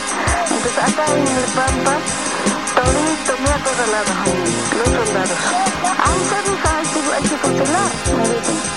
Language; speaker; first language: Spanish; non-native, local second language; Quechua